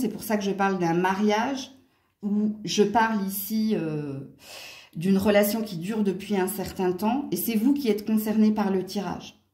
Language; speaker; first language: French; native; French